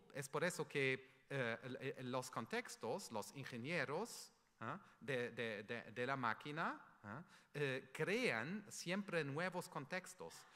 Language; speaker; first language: Spanish; non-native, fluent; German